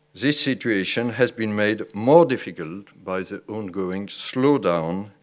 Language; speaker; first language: English; non-native, fluent; French